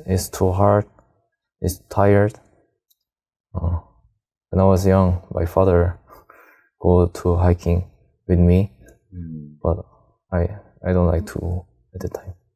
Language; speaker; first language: English; non-native, learner; Korean